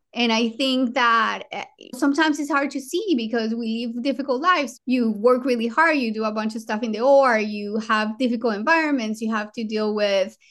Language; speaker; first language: English; non-native, fluent; Spanish